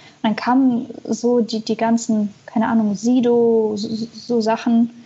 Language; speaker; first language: German; early bilingual, other home language; Russian